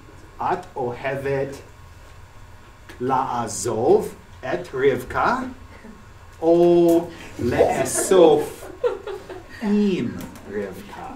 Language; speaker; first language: Hebrew; non-native, learner; English